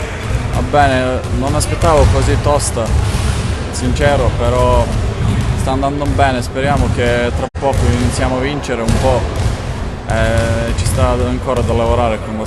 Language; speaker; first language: Italian; non-native, fluent; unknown